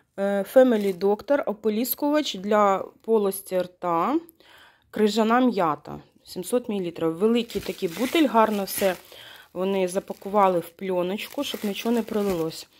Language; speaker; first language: Ukrainian; non-native, local second language; Russian